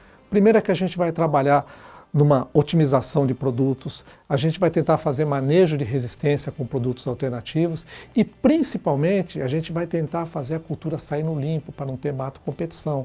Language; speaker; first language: Portuguese; native; Portuguese